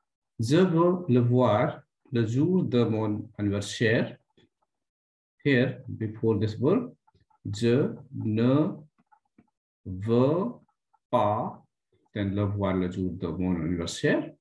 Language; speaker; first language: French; non-native, fluent; Hindi